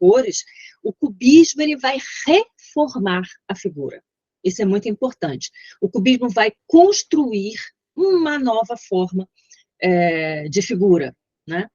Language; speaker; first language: Portuguese; native; Portuguese